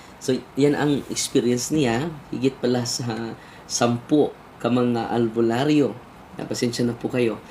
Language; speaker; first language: Filipino; non-native, local second language; Cebuano